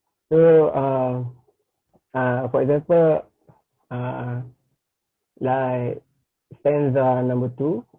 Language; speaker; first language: English; non-native, learner; Malay